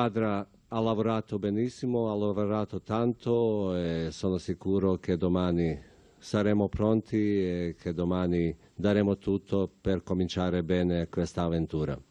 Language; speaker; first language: Italian; non-native, fluent; Bosnian